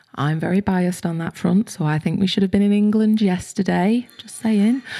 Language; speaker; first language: English; native; English